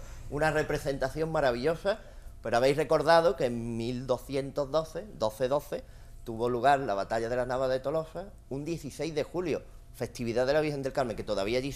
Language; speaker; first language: Spanish; native; Spanish